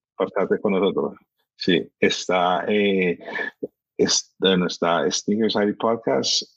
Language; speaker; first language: Spanish; early bilingual, heritage; Spanish